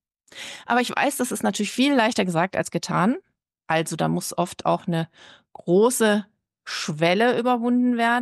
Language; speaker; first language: German; native; German